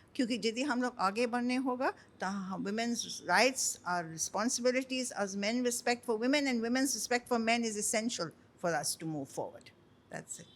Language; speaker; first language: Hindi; non-native, local second language; English